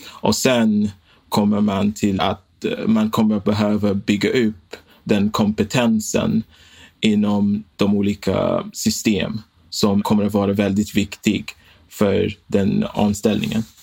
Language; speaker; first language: Swedish; non-native, fluent; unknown